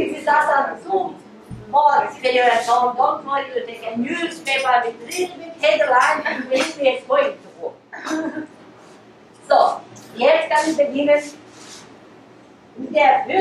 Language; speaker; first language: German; non-native, fluent; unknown